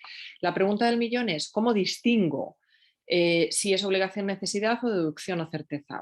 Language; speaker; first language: Spanish; native; Spanish